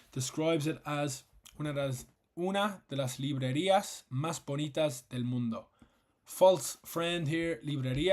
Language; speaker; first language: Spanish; non-native, fluent; English